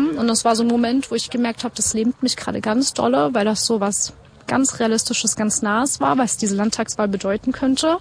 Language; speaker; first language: German; native; German